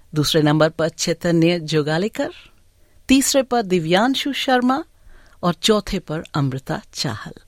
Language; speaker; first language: Hindi; native; Hindi